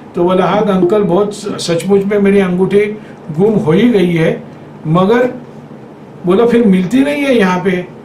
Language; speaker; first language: Hindi; non-native, local second language; Marathi